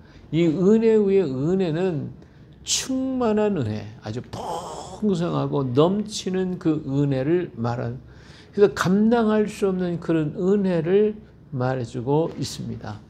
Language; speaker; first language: Korean; native; Korean